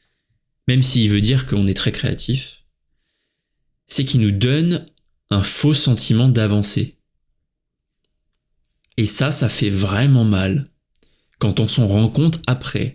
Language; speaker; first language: French; native; French